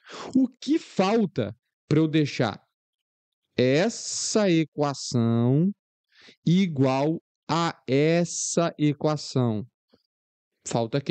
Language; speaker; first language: Portuguese; native; Portuguese